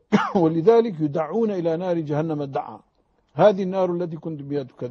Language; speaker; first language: Arabic; native; Arabic